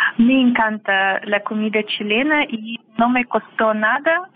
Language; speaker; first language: Spanish; non-native, learner; Russian